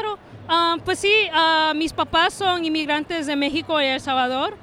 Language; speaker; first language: Spanish; early bilingual, heritage; Spanish